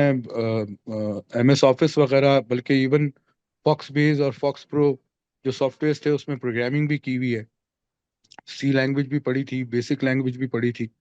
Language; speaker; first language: Urdu; native; Urdu